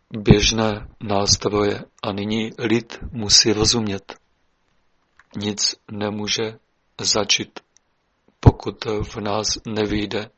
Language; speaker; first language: Czech; native; Czech